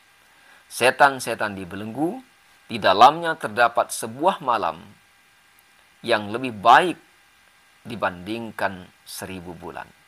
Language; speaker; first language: Indonesian; native; Indonesian